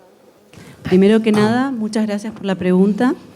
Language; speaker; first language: Spanish; native; Spanish